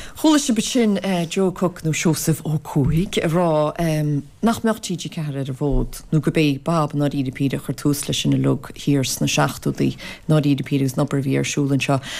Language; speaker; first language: Irish; native; Irish